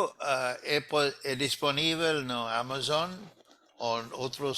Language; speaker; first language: Portuguese; non-native, fluent; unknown